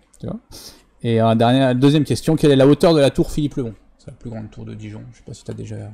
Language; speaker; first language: French; native; French